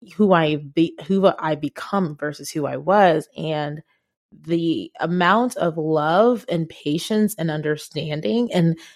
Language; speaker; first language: English; non-native, local second language; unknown